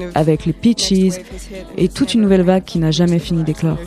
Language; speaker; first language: French; non-native, fluent; English